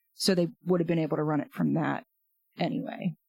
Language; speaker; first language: English; native; English